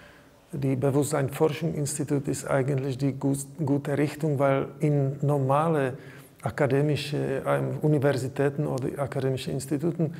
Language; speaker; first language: German; non-native, learner; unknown